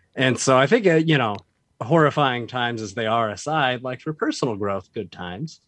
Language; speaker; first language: English; native; English